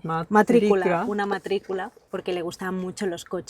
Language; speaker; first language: Spanish; native; Spanish